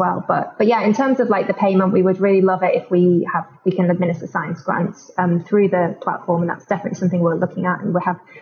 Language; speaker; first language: English; native; English